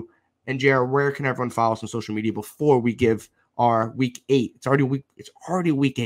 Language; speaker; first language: English; native; English